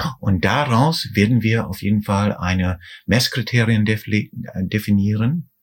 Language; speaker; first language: German; non-native, fluent; English